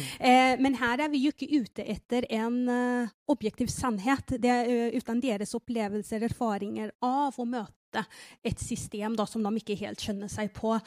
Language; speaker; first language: Norwegian; non-native, fluent; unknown